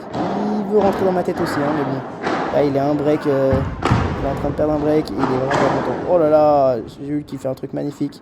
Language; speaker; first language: French; native; French